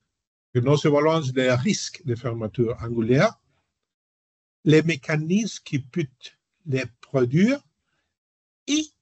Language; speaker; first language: French; non-native, learner; Spanish